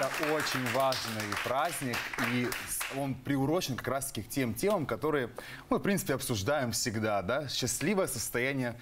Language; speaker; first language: Russian; native; Russian